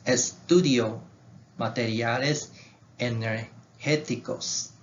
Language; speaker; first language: Spanish; non-native, learner; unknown